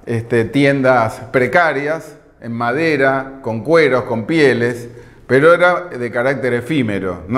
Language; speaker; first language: Spanish; native; Spanish